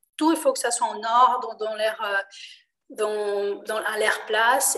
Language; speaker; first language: French; non-native, fluent; Portuguese